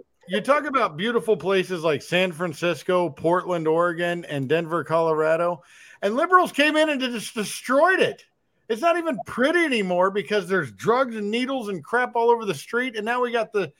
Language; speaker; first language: English; native; English